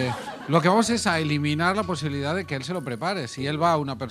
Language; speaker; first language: Spanish; native; Spanish